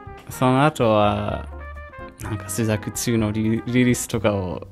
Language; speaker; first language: Japanese; non-native, fluent; English